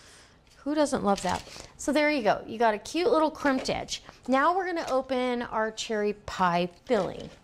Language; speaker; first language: English; native; English